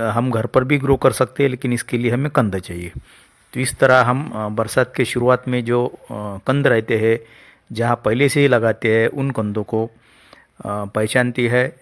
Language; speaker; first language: Hindi; non-native, local second language; Marathi